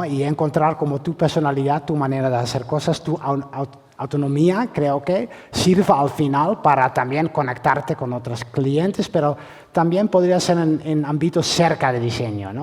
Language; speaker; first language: Spanish; non-native, fluent; Dutch